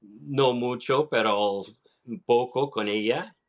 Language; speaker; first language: Spanish; non-native, learner; English